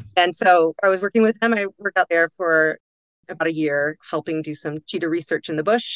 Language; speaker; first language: English; native; English